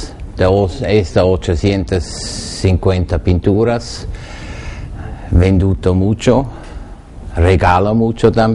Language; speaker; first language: Spanish; non-native, learner; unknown